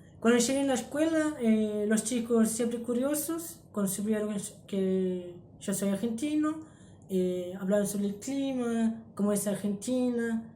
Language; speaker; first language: Spanish; early bilingual, heritage; Spanish